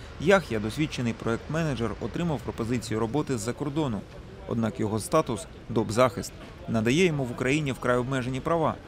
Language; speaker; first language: Ukrainian; native; Ukrainian